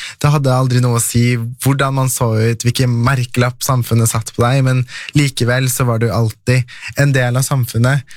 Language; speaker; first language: Norwegian; early bilingual, other home language; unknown